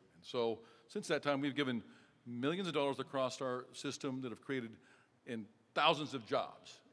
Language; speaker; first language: English; native; English